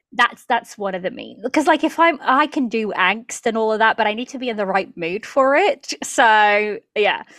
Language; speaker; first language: English; early bilingual, other home language; Portuguese